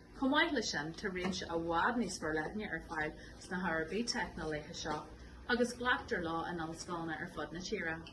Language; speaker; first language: Irish; non-native, local second language; English